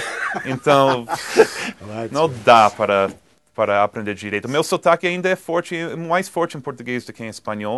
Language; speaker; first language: Portuguese; non-native, fluent; English